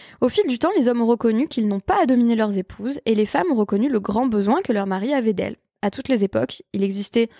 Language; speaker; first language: French; native; French